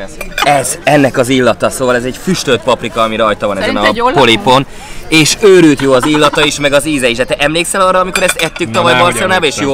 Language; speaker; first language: Hungarian; native; Hungarian